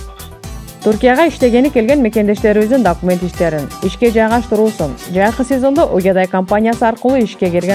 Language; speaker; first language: Kyrgyz; native; Kyrgyz